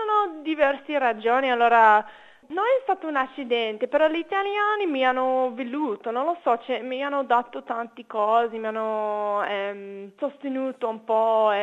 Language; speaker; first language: Italian; non-native, fluent; English